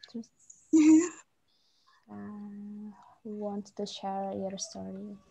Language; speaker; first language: English; non-native, fluent; Indonesian